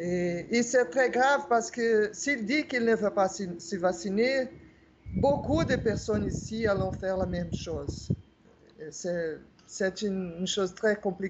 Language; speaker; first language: French; non-native, fluent; Portuguese